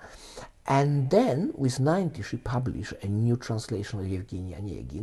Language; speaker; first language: English; non-native, fluent; Polish